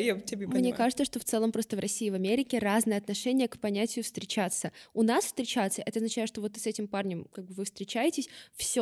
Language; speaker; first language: Russian; native; Russian